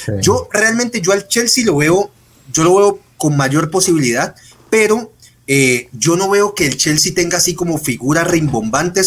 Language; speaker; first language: Spanish; native; Spanish